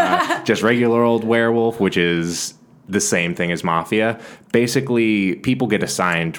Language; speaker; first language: English; native; English